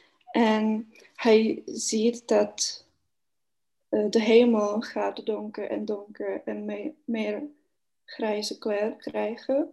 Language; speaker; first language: Dutch; non-native, learner; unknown